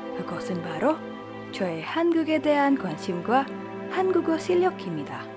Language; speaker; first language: Korean; non-native, fluent; Indonesian